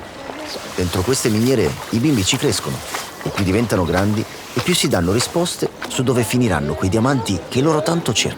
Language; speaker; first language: Italian; native; Italian